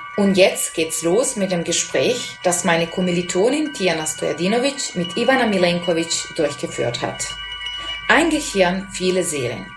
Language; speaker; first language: German; non-native, fluent; Serbian